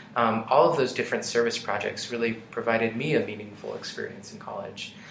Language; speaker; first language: English; native; English